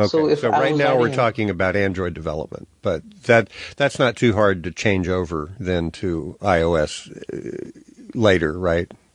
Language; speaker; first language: English; native; English